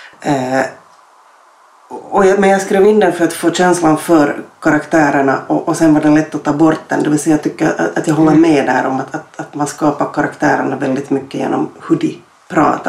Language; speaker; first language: Swedish; native; Swedish